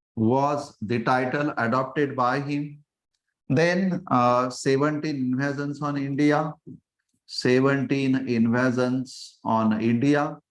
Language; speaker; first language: English; non-native, local second language; Marathi